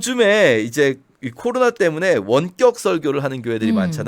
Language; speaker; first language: Korean; native; Korean